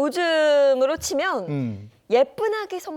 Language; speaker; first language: Korean; native; Korean